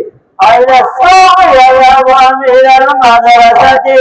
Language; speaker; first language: Arabic; non-native, fluent; Bangla